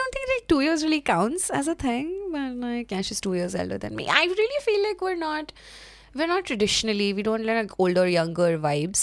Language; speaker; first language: English; non-native, local second language; Hindi